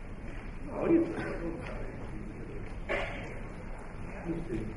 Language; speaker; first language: English; non-native, fluent; Italian